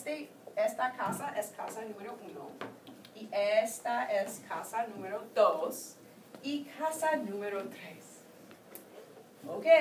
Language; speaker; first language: Spanish; non-native, fluent; English